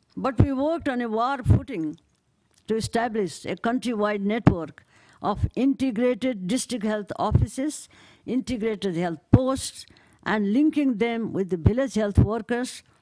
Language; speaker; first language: English; non-native, local second language; Nepali